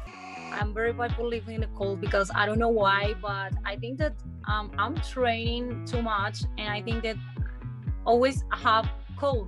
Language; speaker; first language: English; non-native, learner; Spanish